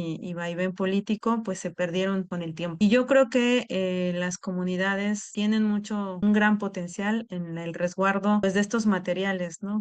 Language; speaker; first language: Spanish; native; Spanish